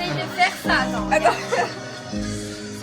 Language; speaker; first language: French; native; French